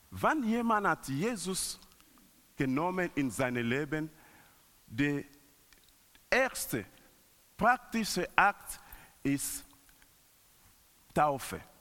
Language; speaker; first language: German; non-native, learner; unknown